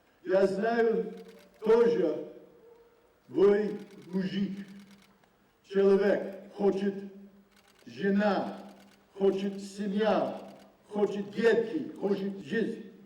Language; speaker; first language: Russian; non-native, learner; English